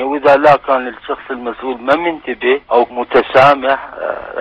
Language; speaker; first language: Arabic; native; Arabic